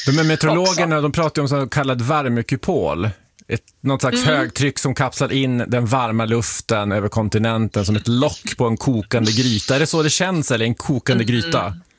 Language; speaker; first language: Swedish; native; Swedish